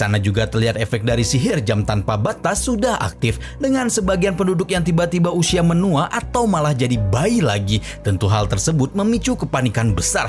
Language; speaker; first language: Indonesian; native; Indonesian